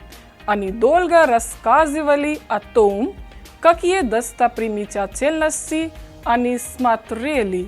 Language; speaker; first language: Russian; non-native, fluent; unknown